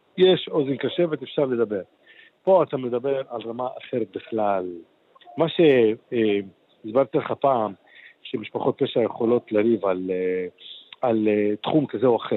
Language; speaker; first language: Hebrew; non-native, local second language; Arabic